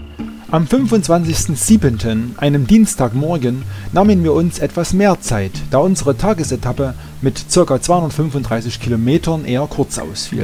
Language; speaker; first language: German; native; German